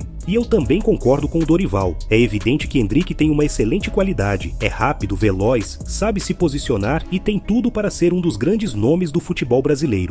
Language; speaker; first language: Portuguese; native; Portuguese